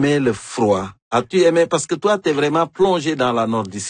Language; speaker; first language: French; native; French